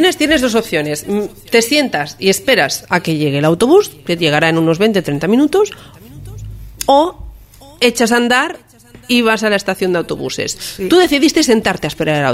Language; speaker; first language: Spanish; native; Spanish